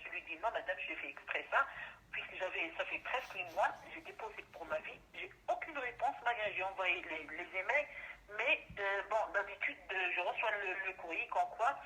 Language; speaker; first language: French; non-native, learner; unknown